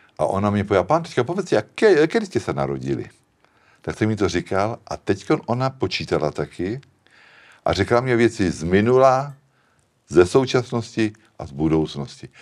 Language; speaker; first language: Czech; native; Czech